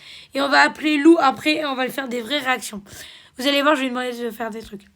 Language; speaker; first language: French; native; French